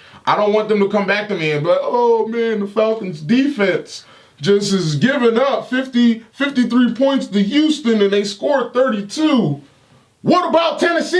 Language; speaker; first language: English; native; English